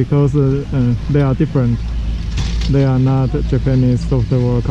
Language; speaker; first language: English; non-native, learner; Chinese